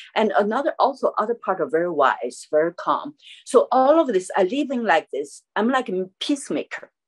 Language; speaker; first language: English; non-native, fluent; Chinese